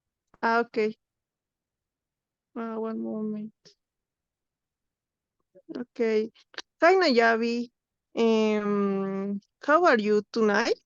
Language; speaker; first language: English; non-native, learner; Spanish